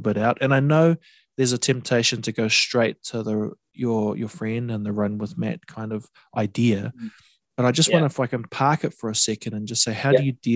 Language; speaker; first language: English; native; English